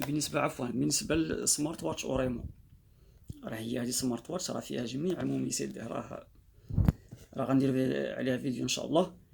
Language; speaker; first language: Arabic; native; Arabic